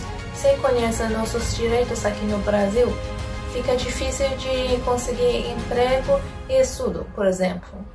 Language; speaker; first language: Portuguese; non-native, fluent; Persian